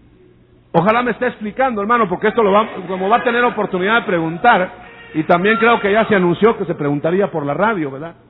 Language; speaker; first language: Spanish; native; Spanish